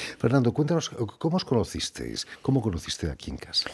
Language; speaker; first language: Spanish; native; Spanish